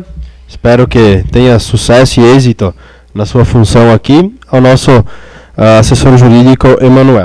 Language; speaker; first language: Portuguese; native; Portuguese